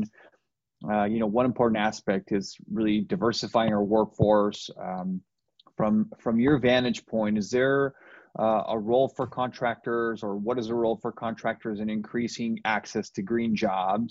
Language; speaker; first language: English; native; English